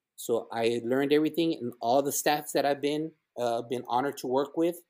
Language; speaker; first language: English; early bilingual, other home language; Spanish